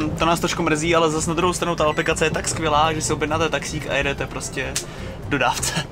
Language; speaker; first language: Czech; early bilingual, other home language; Vietnamese